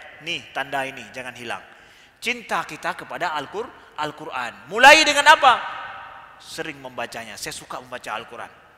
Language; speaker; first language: Malay; native; Malay